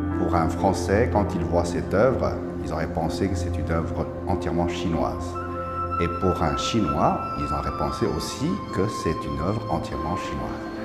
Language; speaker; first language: French; non-native, fluent; Chinese